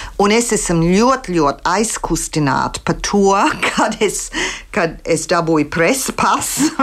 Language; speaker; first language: Latvian; early bilingual, heritage; Latvian